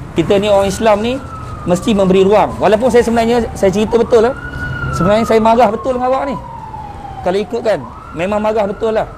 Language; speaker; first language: Malay; native; Malay